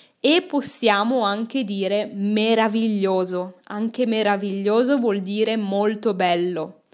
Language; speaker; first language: Italian; native; Italian